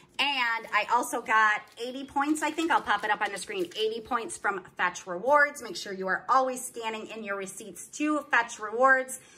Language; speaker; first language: English; native; English